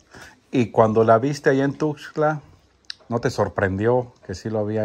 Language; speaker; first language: Spanish; native; Spanish